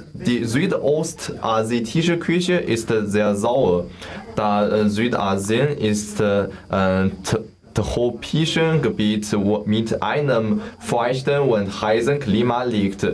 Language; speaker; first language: German; non-native, learner; Chinese